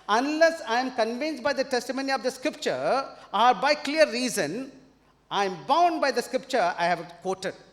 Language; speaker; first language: English; non-native, local second language; Tamil